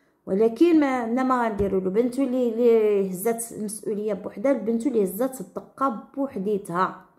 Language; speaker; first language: Arabic; native; Arabic